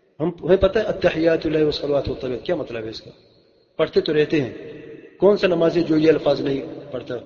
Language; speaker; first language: Urdu; non-native, local second language; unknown